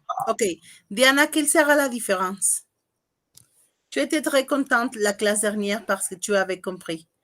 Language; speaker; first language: French; non-native, fluent; Spanish